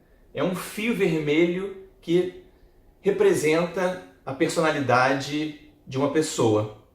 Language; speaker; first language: Portuguese; native; Portuguese